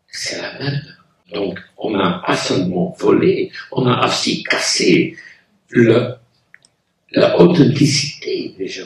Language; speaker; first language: French; non-native, local second language; Dutch